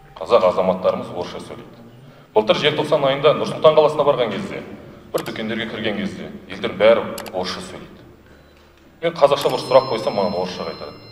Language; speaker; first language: Kazakh; non-native, local second language; Russian